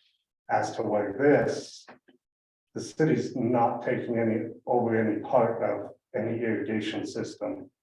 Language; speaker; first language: English; native; English